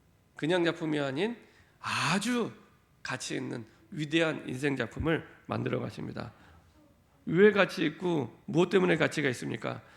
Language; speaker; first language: Korean; native; Korean